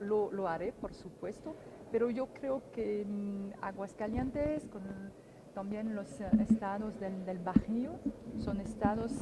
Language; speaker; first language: Spanish; non-native, fluent; French